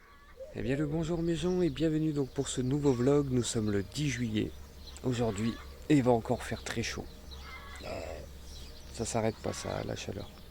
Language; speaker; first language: French; native; French